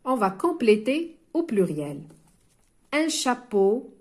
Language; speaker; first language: French; non-native, local second language; Arabic